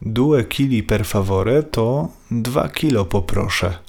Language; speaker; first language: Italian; non-native, fluent; Polish